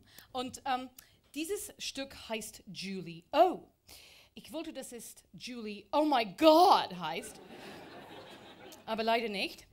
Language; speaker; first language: German; non-native, fluent; English